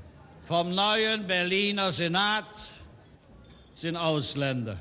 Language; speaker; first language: German; native; German